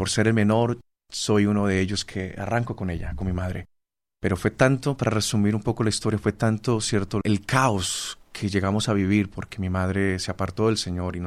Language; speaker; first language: Spanish; native; Spanish